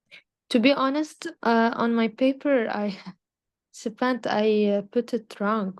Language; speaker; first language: English; non-native, learner; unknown